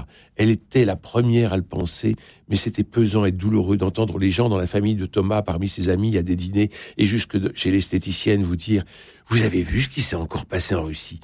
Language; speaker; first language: French; native; French